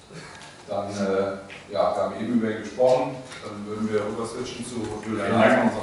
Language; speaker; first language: German; native; German